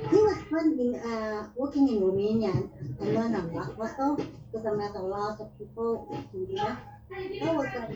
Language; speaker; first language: English; non-native, learner; Vietnamese